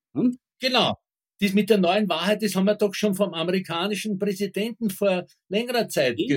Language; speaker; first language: German; native; German